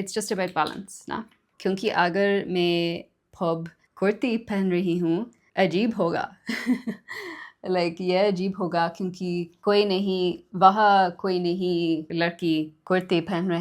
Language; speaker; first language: Hindi; non-native, learner; English